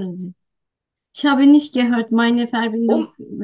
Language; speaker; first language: German; non-native, learner; Turkish